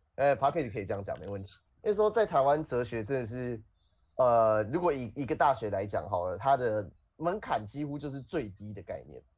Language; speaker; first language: Chinese; native; Chinese